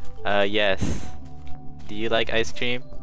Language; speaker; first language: English; non-native, learner; Korean